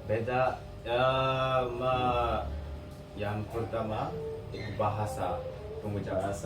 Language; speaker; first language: Indonesian; non-native, learner; Japanese